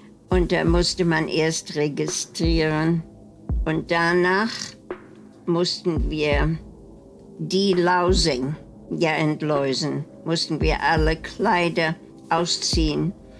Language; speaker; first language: German; native; German